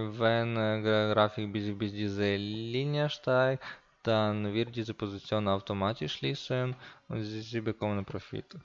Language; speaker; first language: German; non-native, learner; Russian